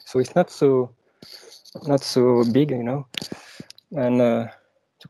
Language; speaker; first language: English; non-native, fluent; French